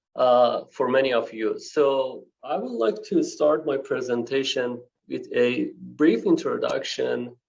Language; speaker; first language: English; non-native, fluent; Persian